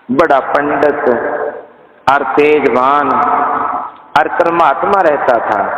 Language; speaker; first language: Hindi; non-native, local second language; Punjabi